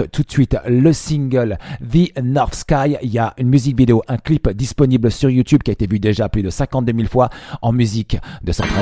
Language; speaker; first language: French; native; French